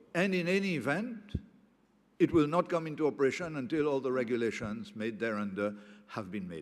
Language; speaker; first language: English; non-native, local second language; Seselwa Creole French